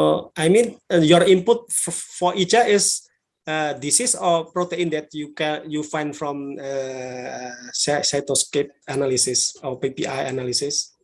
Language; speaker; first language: English; non-native, learner; Indonesian